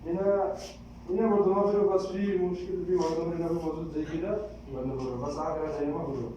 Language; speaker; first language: Arabic; non-native, learner; Bangla